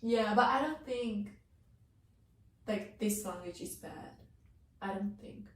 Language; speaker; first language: English; non-native, learner; Japanese